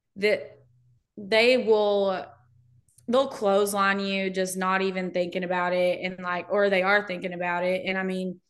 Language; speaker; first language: English; native; English